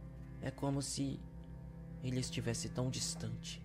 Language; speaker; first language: Portuguese; native; Portuguese